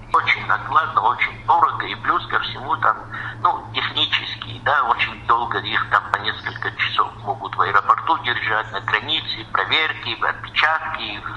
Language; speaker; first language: Russian; non-native, local second language; Abkhazian